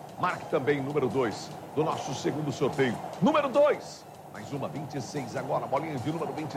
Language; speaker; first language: Portuguese; native; Portuguese